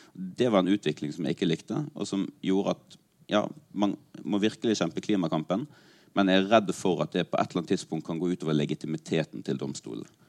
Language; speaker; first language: Norwegian; native; Norwegian